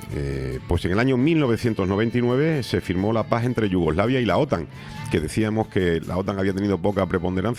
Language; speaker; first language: Spanish; native; Spanish